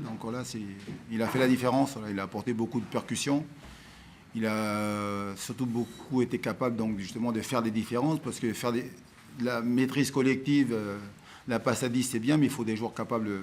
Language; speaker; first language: French; native; French